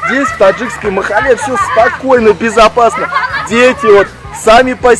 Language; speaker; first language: Russian; native; Russian